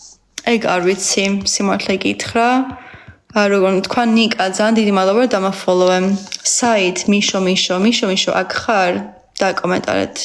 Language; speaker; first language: Georgian; early bilingual, heritage; Georgian